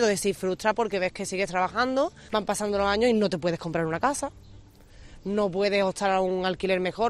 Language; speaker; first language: Spanish; native; Spanish